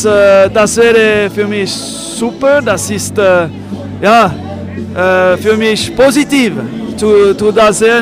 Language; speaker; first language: German; non-native, local second language; French